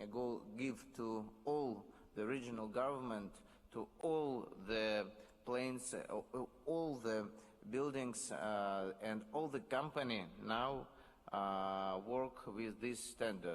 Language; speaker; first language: English; non-native, learner; Russian